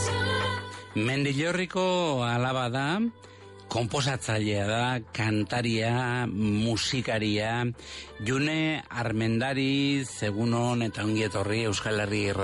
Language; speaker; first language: Basque; native; Basque